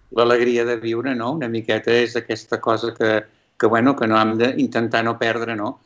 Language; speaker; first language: Catalan; native; Catalan